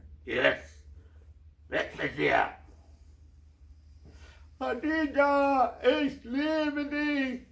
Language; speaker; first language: German; non-native, fluent; Kurdish